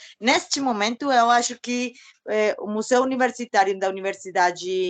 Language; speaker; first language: Portuguese; non-native, learner; Spanish